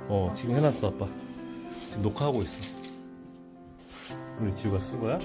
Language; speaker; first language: Korean; native; Korean